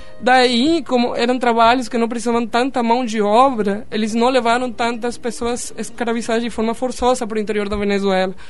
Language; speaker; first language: Portuguese; non-native, fluent; Spanish